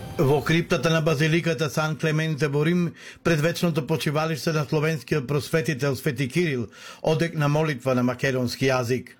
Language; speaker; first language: Macedonian; native; Macedonian